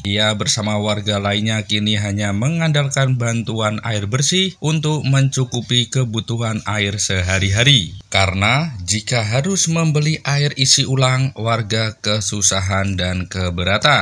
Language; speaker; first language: Indonesian; native; Indonesian